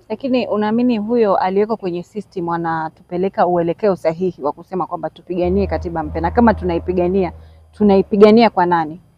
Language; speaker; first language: Swahili; native; Swahili